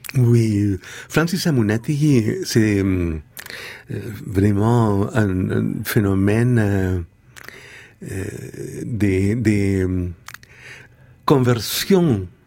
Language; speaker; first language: French; non-native, fluent; Spanish